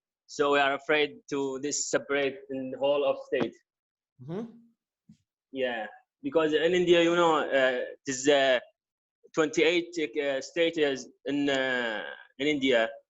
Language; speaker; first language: English; non-native, local second language; Arabic